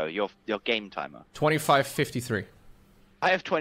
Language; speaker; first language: English; native; English